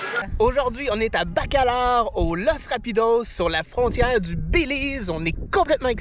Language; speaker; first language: French; native; French